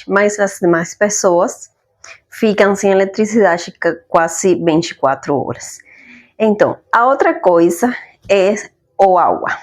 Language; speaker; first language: Portuguese; non-native, fluent; Spanish